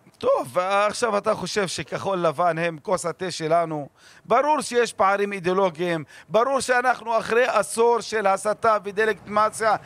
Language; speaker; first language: Hebrew; non-native, local second language; Arabic